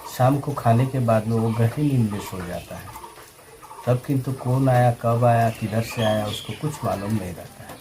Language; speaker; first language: Hindi; non-native, local second language; Bangla